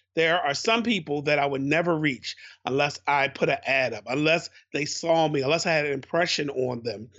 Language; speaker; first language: English; native; English